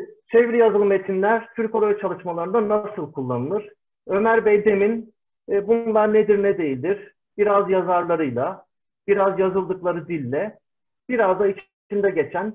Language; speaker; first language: Turkish; native; Turkish